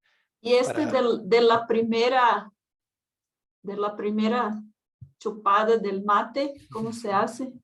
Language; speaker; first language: Spanish; non-native, fluent; Portuguese